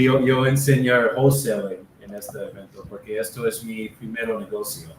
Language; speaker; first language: Spanish; non-native, learner; English